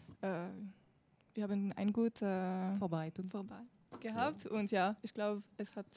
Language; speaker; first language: German; non-native, learner; French